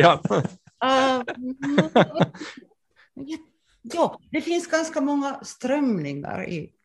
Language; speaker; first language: Swedish; non-native, local second language; Finnish